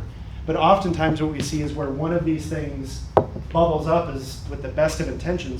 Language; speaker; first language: English; native; English